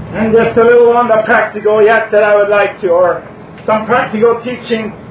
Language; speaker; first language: English; native; English